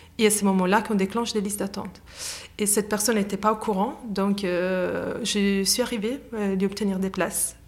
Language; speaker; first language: French; non-native, fluent; Italian